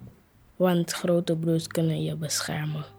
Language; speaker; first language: Dutch; early bilingual, other home language; Spanish